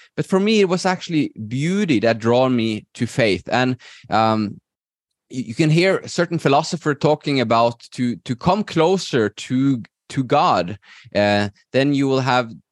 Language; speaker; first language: English; non-native, fluent; Norwegian